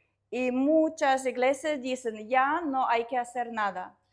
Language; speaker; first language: Spanish; non-native, learner; Russian